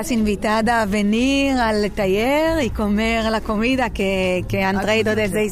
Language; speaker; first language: Spanish; non-native, fluent; Hebrew